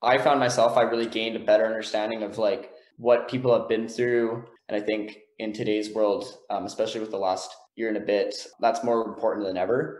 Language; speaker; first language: English; native; English